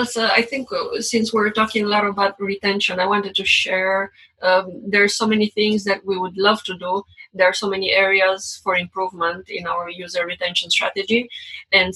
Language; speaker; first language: English; non-native, fluent; Romanian